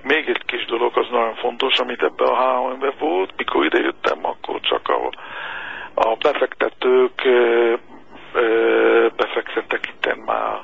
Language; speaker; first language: Hungarian; non-native, fluent; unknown